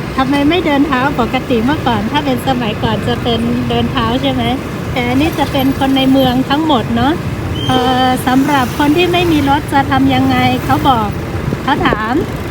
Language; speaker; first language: Thai; non-native, fluent; Shan